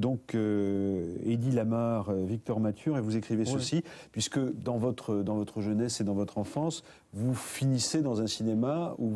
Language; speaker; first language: French; native; French